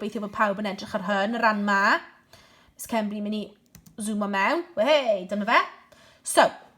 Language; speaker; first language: Welsh; non-native, local second language; English